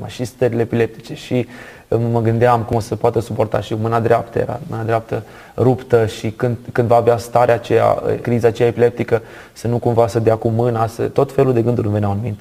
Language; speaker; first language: Romanian; native; Romanian